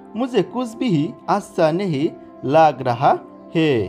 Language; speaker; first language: Hindi; non-native, fluent; Bangla